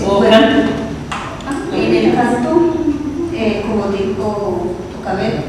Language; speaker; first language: Spanish; non-native, local second language; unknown